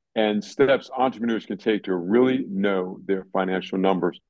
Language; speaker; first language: English; native; English